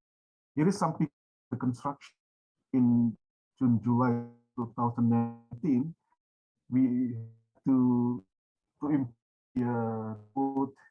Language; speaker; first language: English; non-native, fluent; Indonesian